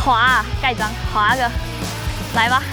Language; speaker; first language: Chinese; native; Chinese